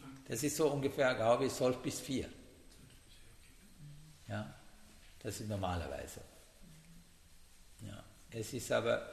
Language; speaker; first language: German; non-native, learner; Sinhala